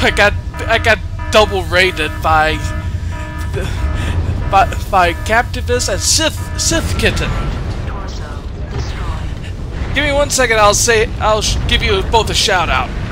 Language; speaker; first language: English; native; English